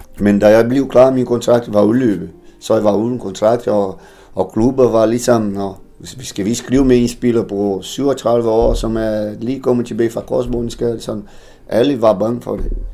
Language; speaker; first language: Danish; non-native, fluent; Portuguese